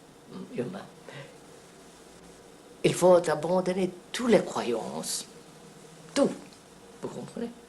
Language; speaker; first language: French; non-native, fluent; Telugu